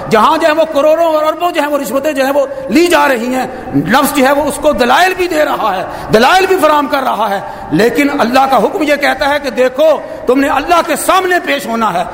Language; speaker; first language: Urdu; native; Urdu